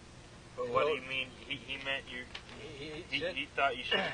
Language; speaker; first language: English; native; English